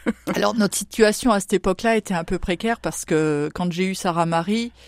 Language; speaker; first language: French; native; French